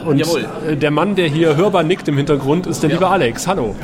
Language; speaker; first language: German; native; German